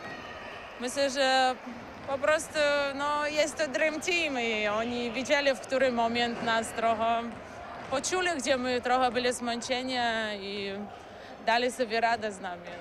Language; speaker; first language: Polish; non-native, learner; Slovak